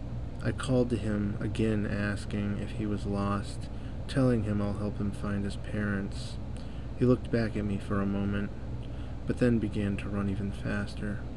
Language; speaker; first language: English; native; English